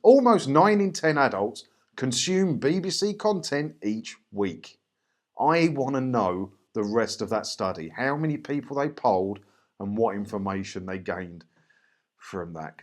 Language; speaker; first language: English; native; English